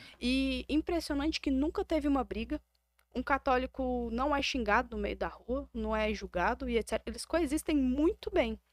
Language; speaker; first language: Portuguese; native; Portuguese